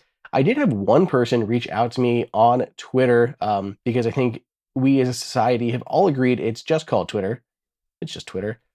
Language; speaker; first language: English; native; English